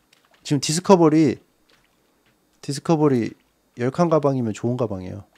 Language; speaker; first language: Korean; native; Korean